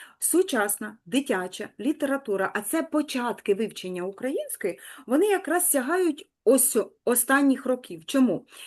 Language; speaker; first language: Ukrainian; native; Ukrainian